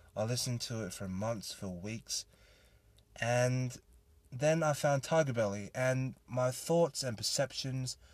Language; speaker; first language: English; native; English